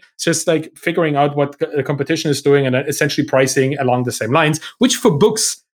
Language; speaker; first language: English; non-native, fluent; German